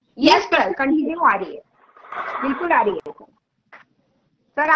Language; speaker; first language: Hindi; native; Hindi